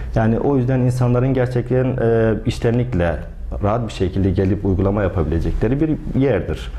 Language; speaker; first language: Turkish; native; Turkish